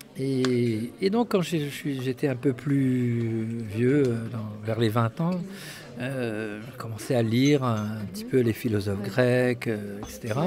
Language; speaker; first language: French; early bilingual, other home language; Arabic